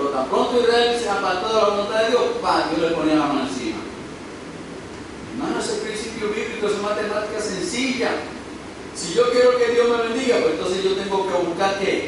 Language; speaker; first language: Spanish; native; Spanish